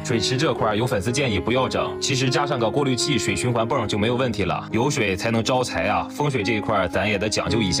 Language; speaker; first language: Chinese; native; Chinese